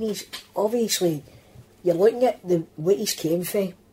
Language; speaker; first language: English; native; English